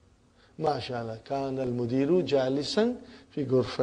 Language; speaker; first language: Arabic; non-native, fluent; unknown